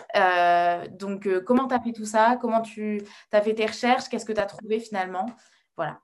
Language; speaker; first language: French; native; French